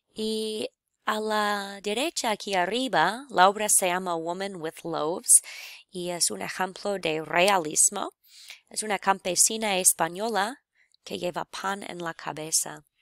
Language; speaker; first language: Spanish; non-native, fluent; English